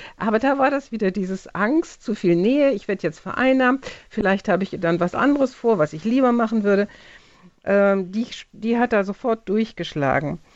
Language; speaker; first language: German; native; German